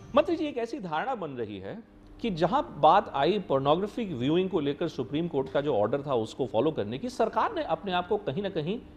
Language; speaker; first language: Hindi; native; Hindi